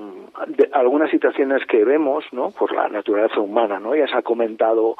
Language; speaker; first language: Spanish; native; Spanish